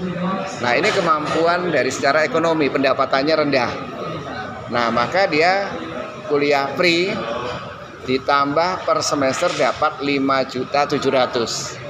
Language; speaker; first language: Indonesian; native; Indonesian